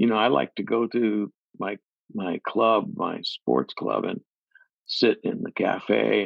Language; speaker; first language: English; native; English